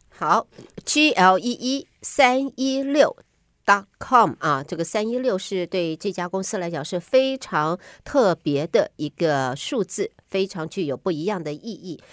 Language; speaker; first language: Chinese; native; Chinese